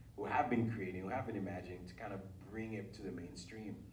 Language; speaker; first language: English; early bilingual, other home language; Haitian Creole